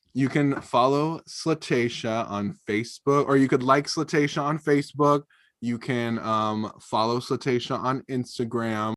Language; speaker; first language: English; native; English